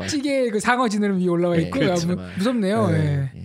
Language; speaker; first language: Korean; native; Korean